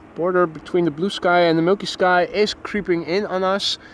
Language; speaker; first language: English; non-native, fluent; Dutch